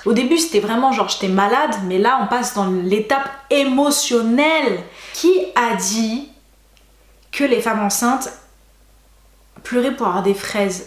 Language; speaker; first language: French; native; French